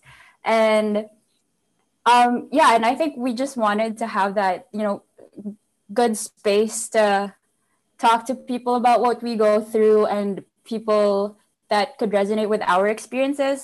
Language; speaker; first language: English; non-native, local second language; Filipino